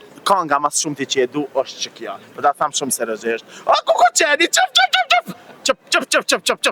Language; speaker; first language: Albanian; native; Albanian